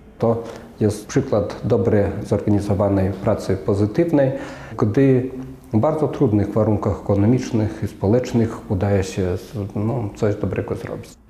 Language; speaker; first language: Polish; non-native, local second language; Russian